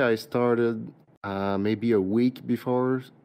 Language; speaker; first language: English; non-native, fluent; French